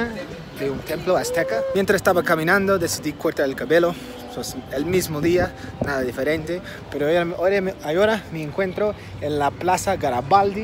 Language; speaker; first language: Spanish; non-native, fluent; English